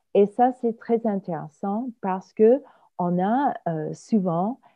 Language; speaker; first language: French; non-native, fluent; English